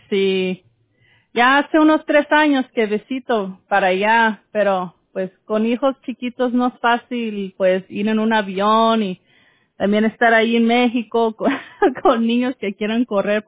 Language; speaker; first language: Spanish; early bilingual, heritage; Spanish